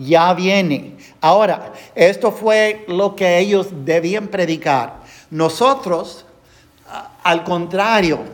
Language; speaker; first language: Spanish; non-native, fluent; English